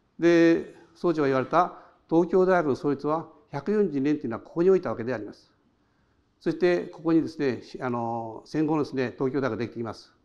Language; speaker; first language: Japanese; native; Japanese